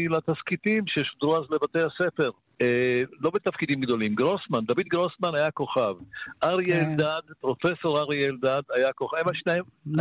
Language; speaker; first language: Hebrew; early bilingual, other home language; Polish